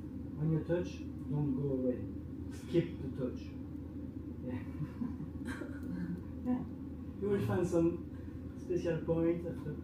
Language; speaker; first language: English; non-native, learner; French